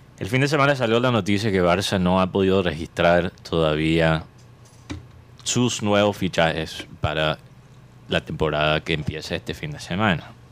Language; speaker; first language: Spanish; native; Spanish